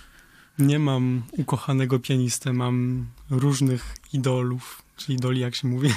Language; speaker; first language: Polish; early bilingual, heritage; Polish